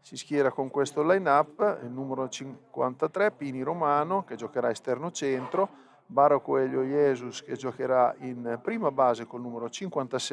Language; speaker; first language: Italian; native; Italian